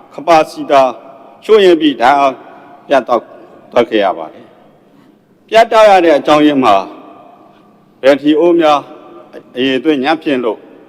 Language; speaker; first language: Burmese; native; Burmese